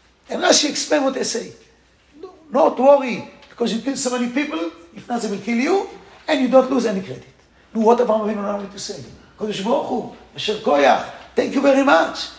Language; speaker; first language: English; non-native, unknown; Hebrew